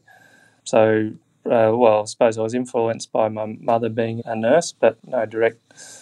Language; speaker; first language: English; native; English